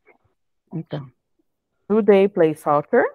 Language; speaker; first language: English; non-native, fluent; Portuguese